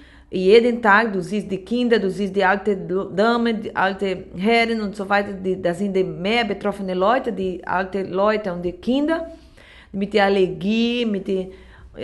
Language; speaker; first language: German; non-native, learner; Portuguese